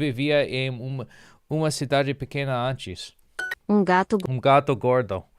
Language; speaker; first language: Portuguese; non-native, learner; English